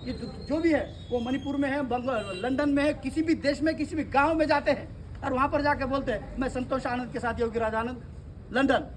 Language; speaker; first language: Hindi; non-native, local second language; Marathi